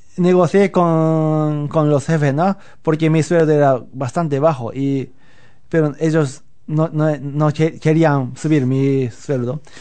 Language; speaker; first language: Spanish; non-native, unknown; Japanese